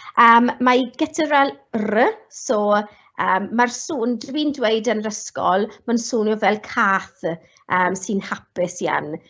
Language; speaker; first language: Welsh; non-native, local second language; English